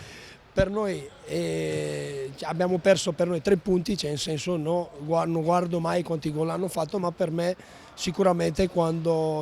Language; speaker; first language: Italian; non-native, fluent; Romanian